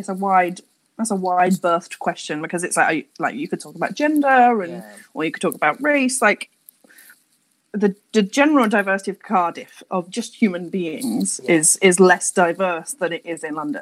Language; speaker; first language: English; native; English